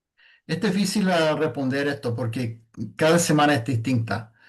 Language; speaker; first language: Spanish; non-native, fluent; English